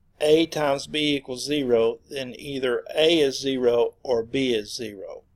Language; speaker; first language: English; native; English